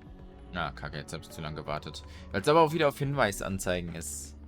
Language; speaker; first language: German; native; German